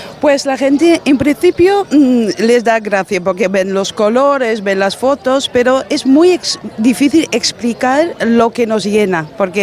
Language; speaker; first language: Spanish; non-native, fluent; Dutch